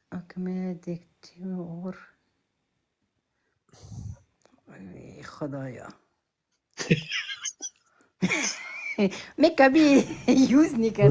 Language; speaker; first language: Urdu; non-native, learner; Persian